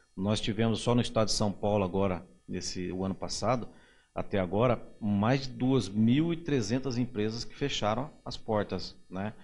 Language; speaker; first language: Portuguese; native; Portuguese